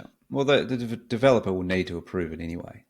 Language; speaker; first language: English; native; English